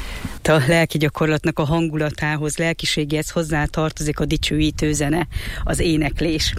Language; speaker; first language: Hungarian; native; Hungarian